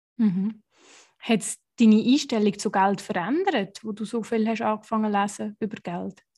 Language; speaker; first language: German; native; German